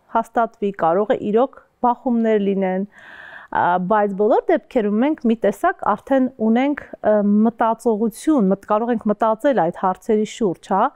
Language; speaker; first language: Armenian; native; Armenian